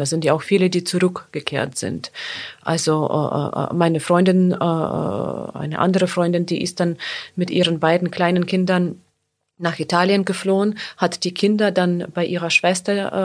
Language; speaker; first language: German; non-native, fluent; Ukrainian